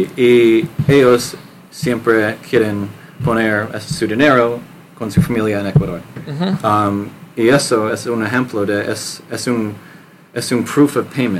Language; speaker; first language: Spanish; non-native, learner; English